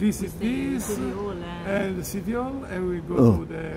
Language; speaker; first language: English; non-native, learner; Italian